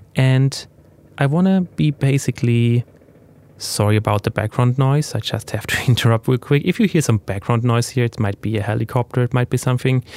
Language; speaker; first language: English; non-native, fluent; German